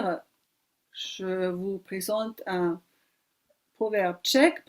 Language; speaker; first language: French; non-native, fluent; German